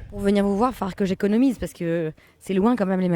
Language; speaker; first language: French; native; French